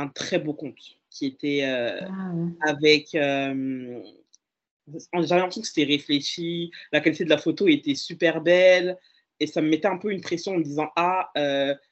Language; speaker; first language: French; native; French